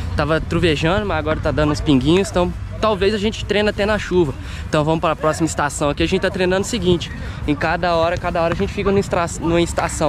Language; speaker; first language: Portuguese; native; Portuguese